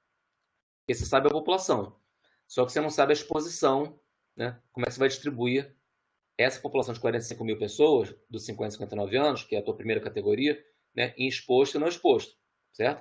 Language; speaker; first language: Portuguese; native; Portuguese